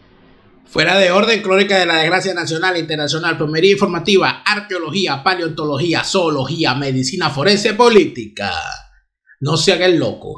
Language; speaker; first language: Spanish; native; Spanish